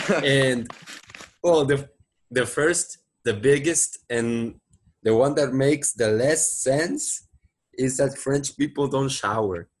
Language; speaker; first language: English; non-native, fluent; Spanish